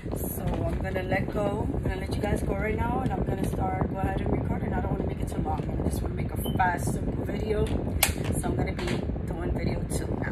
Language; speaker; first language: English; early bilingual, other home language; Spanish